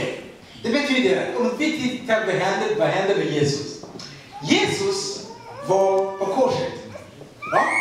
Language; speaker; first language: Swedish; non-native, fluent; Rundi